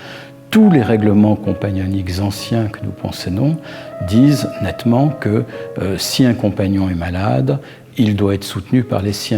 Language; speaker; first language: French; native; French